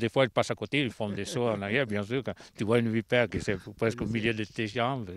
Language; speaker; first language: French; non-native, local second language; Italian